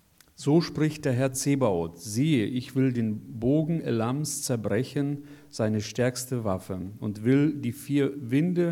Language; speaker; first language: German; native; German